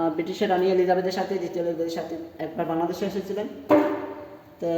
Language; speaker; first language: Bangla; non-native, local second language; Sylheti